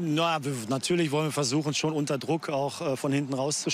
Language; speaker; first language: German; native; German